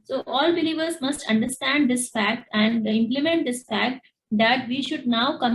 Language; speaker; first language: English; non-native, local second language; Hindi